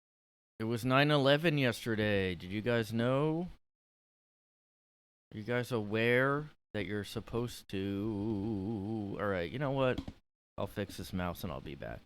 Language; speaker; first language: English; native; English